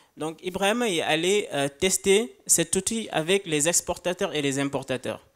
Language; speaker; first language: French; non-native, local second language; Wolof